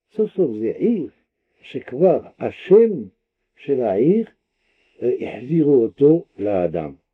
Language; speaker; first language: Hebrew; non-native, fluent; French